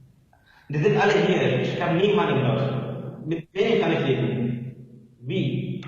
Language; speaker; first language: German; non-native, learner; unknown